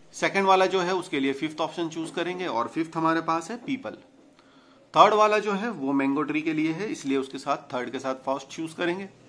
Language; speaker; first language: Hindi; non-native, local second language; Gujarati